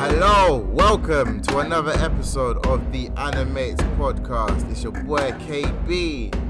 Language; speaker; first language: English; early bilingual, other home language; Akan